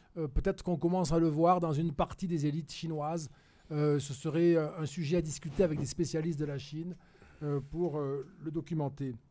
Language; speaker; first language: French; native; French